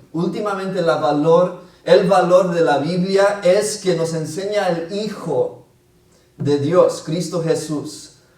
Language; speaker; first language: Spanish; non-native, fluent; English